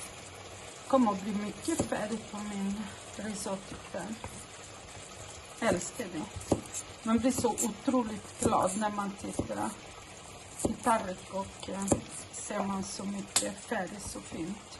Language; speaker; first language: Swedish; non-native, fluent; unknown